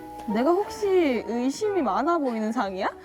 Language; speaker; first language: Korean; native; Korean